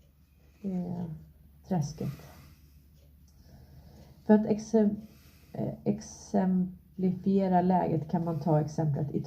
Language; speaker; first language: Swedish; native; Swedish